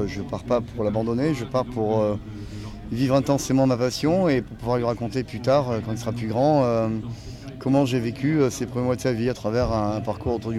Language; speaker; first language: French; native; French